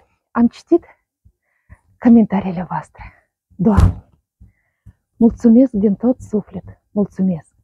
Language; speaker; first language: Romanian; non-native, learner; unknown